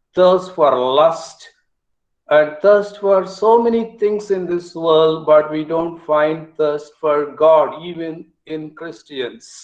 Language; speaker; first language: English; non-native, local second language; Telugu